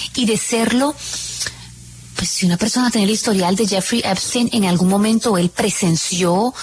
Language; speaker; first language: Spanish; native; Spanish